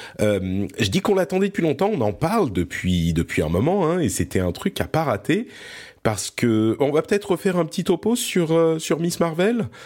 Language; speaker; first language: French; early bilingual, other home language; Arabic